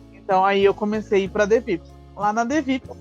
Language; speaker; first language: Portuguese; native; Portuguese